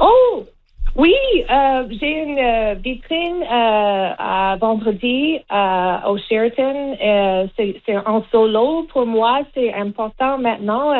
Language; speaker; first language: French; non-native, local second language; English